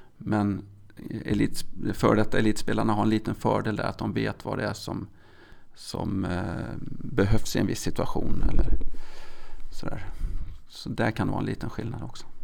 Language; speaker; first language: Swedish; native; Swedish